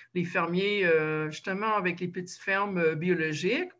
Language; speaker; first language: French; native; French